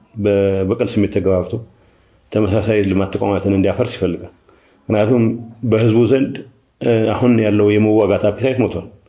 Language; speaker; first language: Amharic; non-native, local second language; Tigrinya